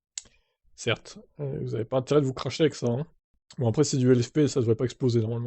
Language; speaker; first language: French; native; French